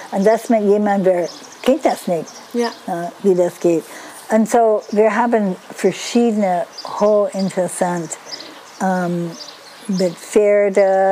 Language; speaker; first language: German; non-native, learner; English